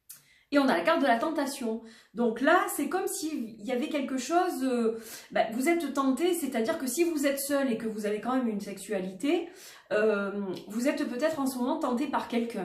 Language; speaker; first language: French; native; French